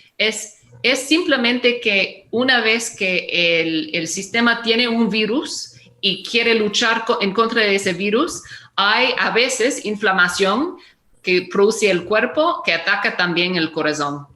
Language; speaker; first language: Spanish; non-native, fluent; English